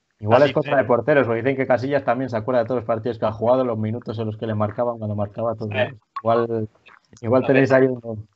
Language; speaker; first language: Spanish; native; Spanish